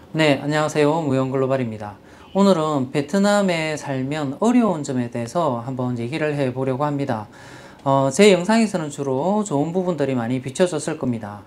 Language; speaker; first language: Korean; native; Korean